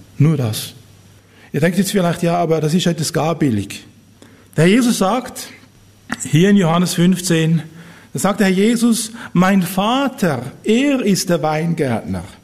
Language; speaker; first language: German; native; German